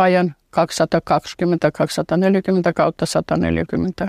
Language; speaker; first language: Finnish; non-native, fluent; Russian